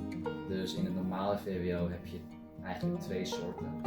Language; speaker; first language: Dutch; early bilingual, other home language; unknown